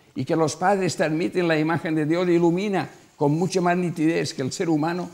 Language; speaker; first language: Spanish; non-native, local second language; Catalan